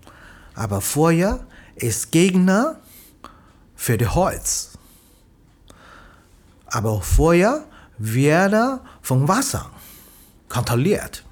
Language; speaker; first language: German; non-native, learner; Chinese